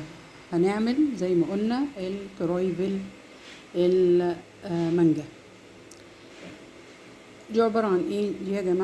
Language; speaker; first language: Arabic; native; Arabic